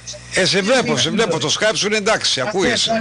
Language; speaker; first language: Greek; native; Greek